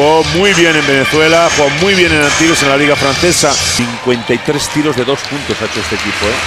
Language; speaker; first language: Spanish; native; Spanish